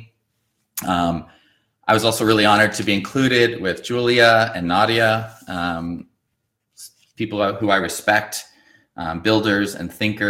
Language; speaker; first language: English; native; English